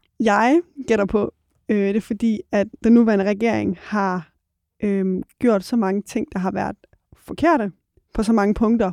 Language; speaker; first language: Danish; early bilingual, other home language; Persian